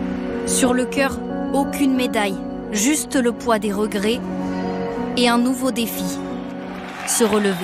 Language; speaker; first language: French; native; French